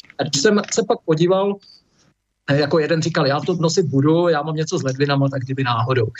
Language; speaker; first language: Czech; native; Czech